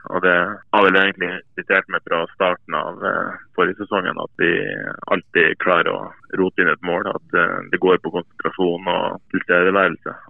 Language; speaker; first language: Norwegian; native; Norwegian